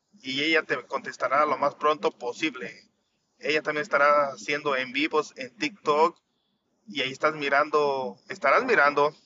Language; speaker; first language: Spanish; native; Spanish